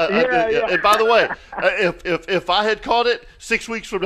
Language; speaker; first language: English; native; English